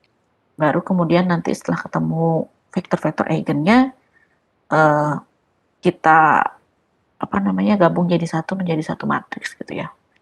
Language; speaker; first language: Indonesian; native; Indonesian